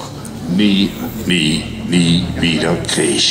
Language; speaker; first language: German; native; German